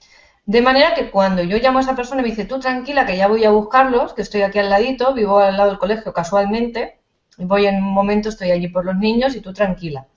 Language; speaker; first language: Spanish; native; Spanish